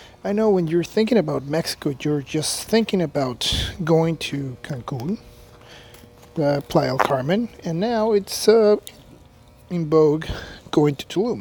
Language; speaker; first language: English; non-native, fluent; Spanish